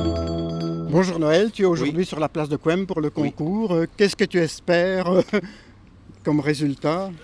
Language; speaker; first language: French; native; French